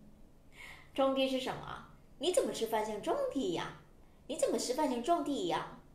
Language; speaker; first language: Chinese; non-native, fluent; Thai